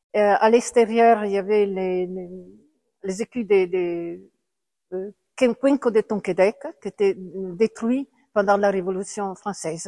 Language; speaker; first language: French; non-native, fluent; Italian